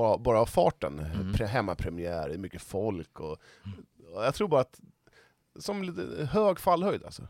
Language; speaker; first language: Swedish; native; Swedish